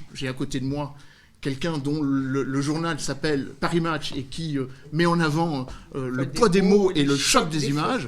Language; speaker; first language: French; native; French